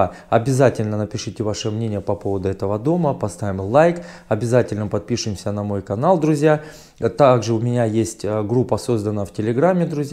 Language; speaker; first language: Russian; native; Russian